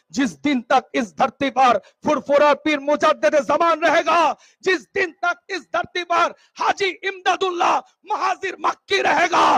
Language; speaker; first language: Hindi; non-native, local second language; Bangla